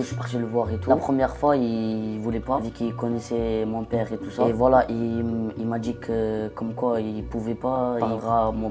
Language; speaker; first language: French; non-native, local second language; Arabic